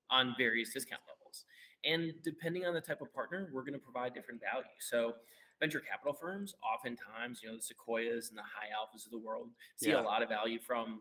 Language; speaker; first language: English; native; English